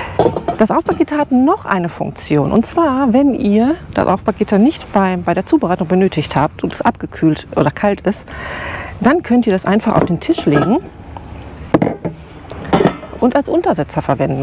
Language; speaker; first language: German; native; German